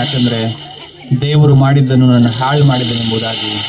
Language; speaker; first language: Kannada; native; Kannada